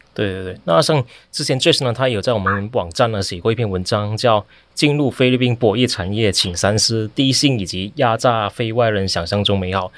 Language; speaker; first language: Chinese; native; Chinese